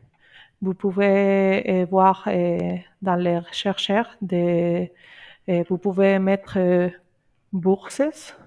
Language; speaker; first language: French; non-native, learner; Spanish